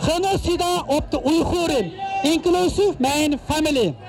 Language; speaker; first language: Dutch; non-native, learner; Uyghur